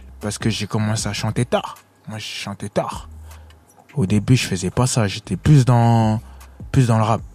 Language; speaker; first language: French; early bilingual, other home language; Lingala